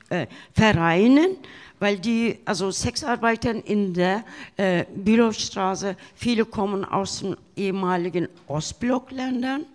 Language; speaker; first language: German; non-native, fluent; Turkish